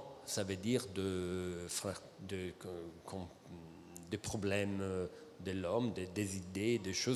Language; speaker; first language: French; non-native, fluent; Italian